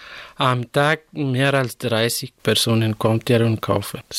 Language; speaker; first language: German; non-native, learner; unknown